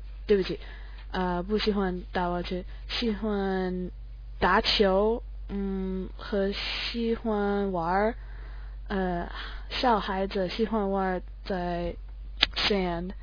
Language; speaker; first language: Chinese; non-native, learner; English